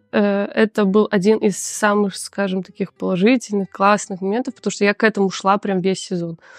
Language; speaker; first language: Russian; native; Russian